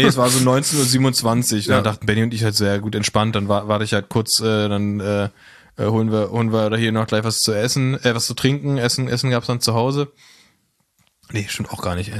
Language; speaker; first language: German; native; German